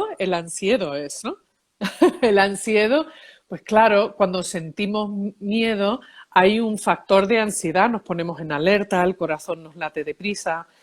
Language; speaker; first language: Spanish; early bilingual, heritage; Spanish